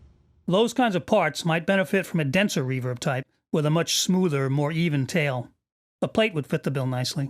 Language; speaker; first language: English; native; English